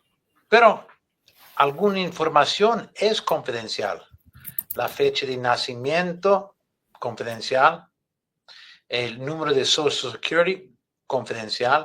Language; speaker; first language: Spanish; non-native, fluent; English